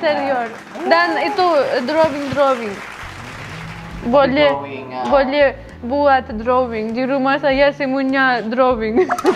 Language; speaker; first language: Indonesian; non-native, learner; Russian